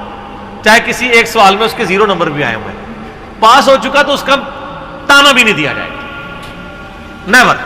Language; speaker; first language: Urdu; non-native, local second language; Punjabi